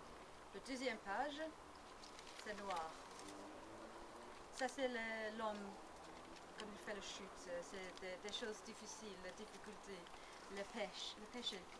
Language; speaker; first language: French; non-native, learner; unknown